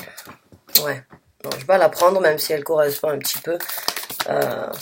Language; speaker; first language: French; native; French